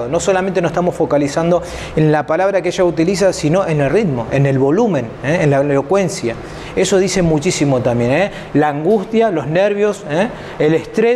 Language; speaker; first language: Spanish; native; Spanish